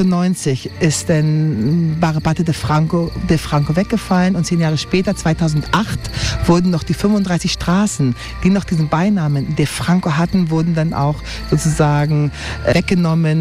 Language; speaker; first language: German; native; German